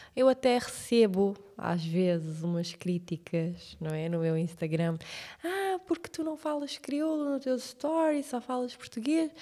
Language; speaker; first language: Portuguese; non-native, local second language; Kabuverdianu